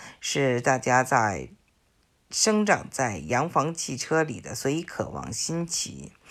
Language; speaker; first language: Chinese; native; Chinese